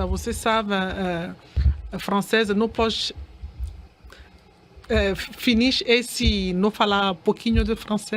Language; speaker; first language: Portuguese; non-native, learner; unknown